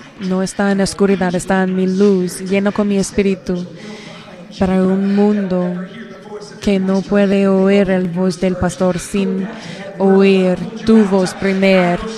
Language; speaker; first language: Spanish; non-native, learner; English